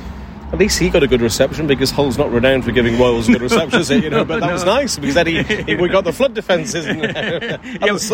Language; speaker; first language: English; native; English